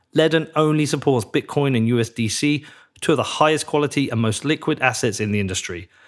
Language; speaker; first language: English; native; English